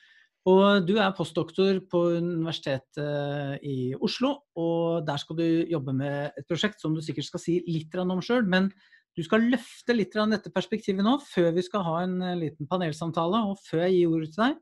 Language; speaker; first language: Norwegian; native; Norwegian